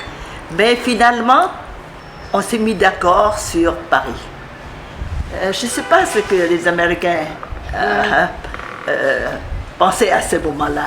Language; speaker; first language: French; non-native, fluent; Vietnamese